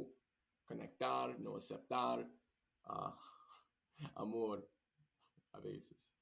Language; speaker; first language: Spanish; non-native, learner; English